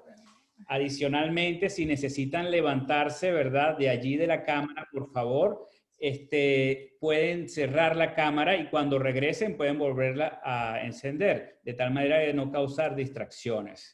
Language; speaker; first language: Spanish; native; Spanish